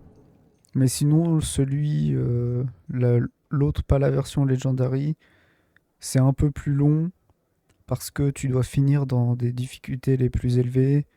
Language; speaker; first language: French; native; French